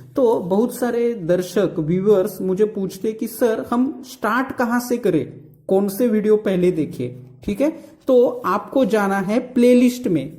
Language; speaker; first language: Hindi; non-native, local second language; Marathi